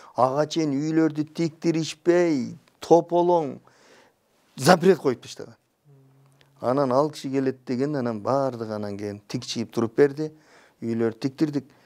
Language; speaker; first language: Kyrgyz; native; Kyrgyz